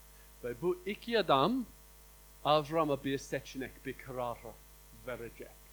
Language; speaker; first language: Turkish; non-native, fluent; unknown